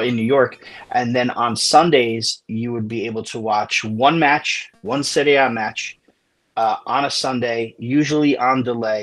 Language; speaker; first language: English; native; English